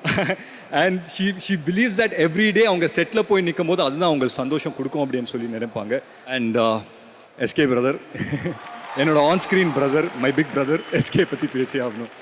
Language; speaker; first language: Tamil; native; Tamil